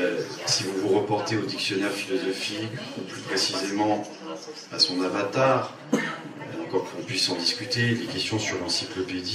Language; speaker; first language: French; native; French